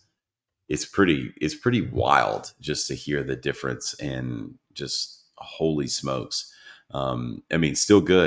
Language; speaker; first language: English; native; English